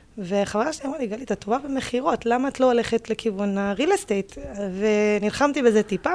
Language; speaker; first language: Hebrew; early bilingual, other home language; English